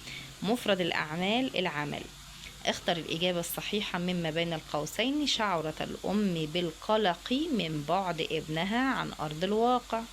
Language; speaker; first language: Arabic; native; Arabic